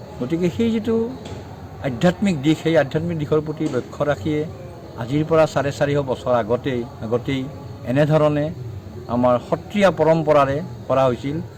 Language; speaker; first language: Assamese; native; Assamese